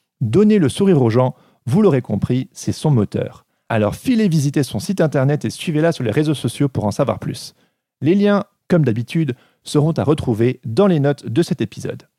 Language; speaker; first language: French; native; French